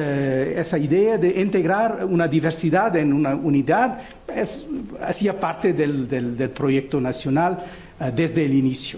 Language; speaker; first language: Spanish; non-native, fluent; Portuguese